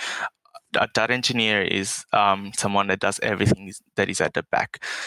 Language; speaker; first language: English; non-native, fluent; Italian